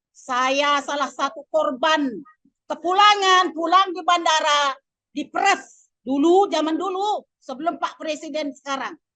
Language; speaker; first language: Indonesian; non-native, local second language; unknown